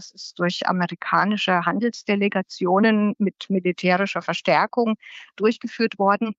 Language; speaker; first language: German; native; German